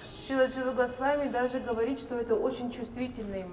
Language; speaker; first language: Russian; native; Russian